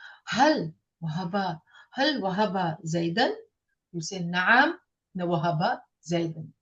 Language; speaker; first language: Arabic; non-native, fluent; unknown